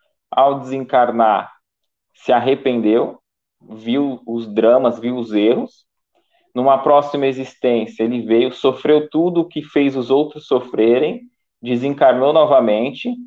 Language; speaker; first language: Portuguese; native; Portuguese